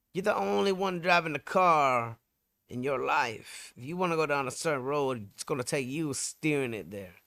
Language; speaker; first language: English; native; English